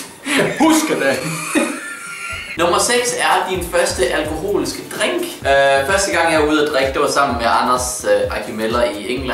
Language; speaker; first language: Danish; native; Danish